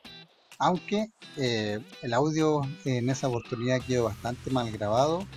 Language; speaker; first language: Spanish; native; Spanish